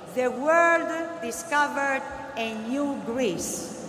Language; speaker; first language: English; non-native, fluent; Greek